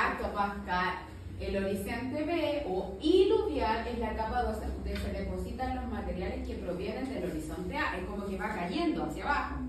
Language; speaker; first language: Spanish; native; Spanish